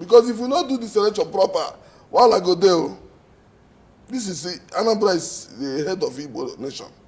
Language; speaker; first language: Nigerian Pidgin; non-native, local second language; Igbo